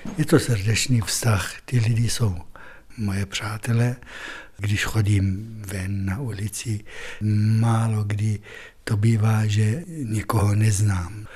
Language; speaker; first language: Czech; non-native, fluent; Arabic